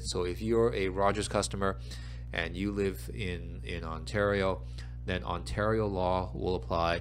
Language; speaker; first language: English; native; English